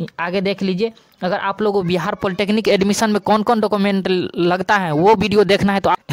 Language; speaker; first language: Hindi; native; Hindi